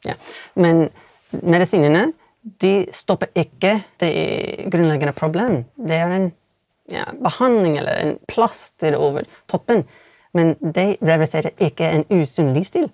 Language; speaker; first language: Swedish; non-native, fluent; English